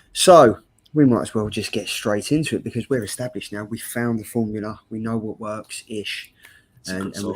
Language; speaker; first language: English; native; English